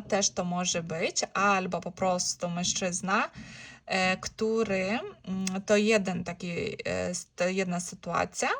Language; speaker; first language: Polish; non-native, learner; Ukrainian